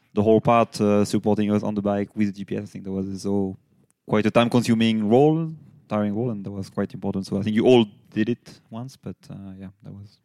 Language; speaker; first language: English; non-native, fluent; French